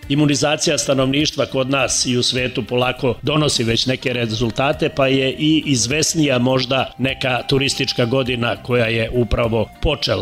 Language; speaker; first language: Serbian; native; Serbian